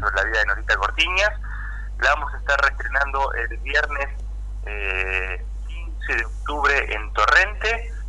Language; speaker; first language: Spanish; native; Spanish